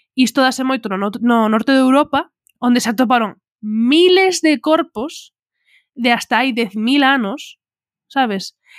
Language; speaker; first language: Galician; non-native, local second language; Spanish